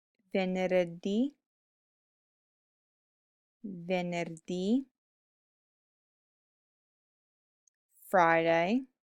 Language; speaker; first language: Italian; non-native, fluent; English